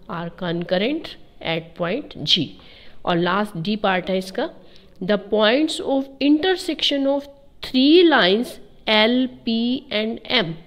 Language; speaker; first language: Hindi; native; Hindi